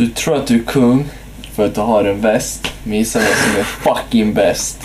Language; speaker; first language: Swedish; native; Swedish